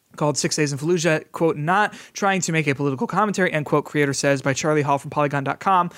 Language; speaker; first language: English; native; English